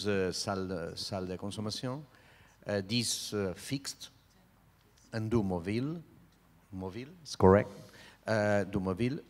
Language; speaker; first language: French; non-native, learner; Spanish